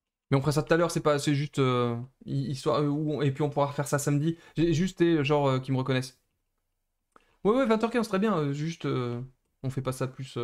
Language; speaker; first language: French; native; French